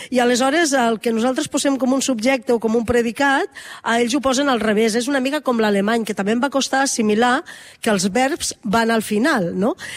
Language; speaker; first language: Catalan; native; Catalan